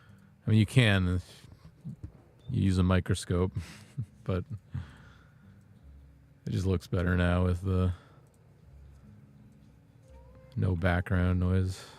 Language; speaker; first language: English; native; English